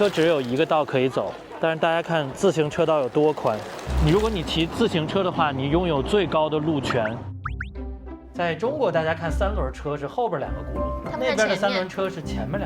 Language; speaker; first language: Chinese; native; Chinese